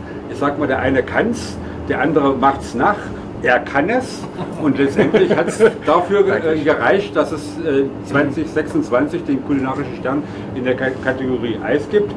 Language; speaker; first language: German; native; German